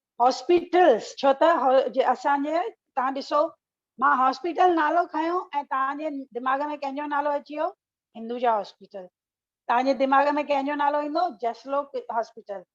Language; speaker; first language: Sindhi; early bilingual, heritage; Sindhi